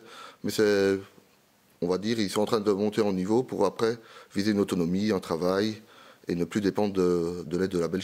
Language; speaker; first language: French; native; French